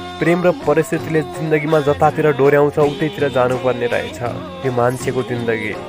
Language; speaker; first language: Nepali; native; Nepali